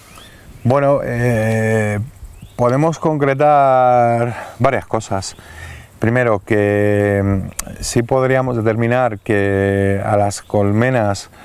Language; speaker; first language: Spanish; native; Spanish